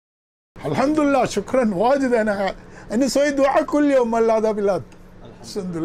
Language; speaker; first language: Arabic; non-native, learner; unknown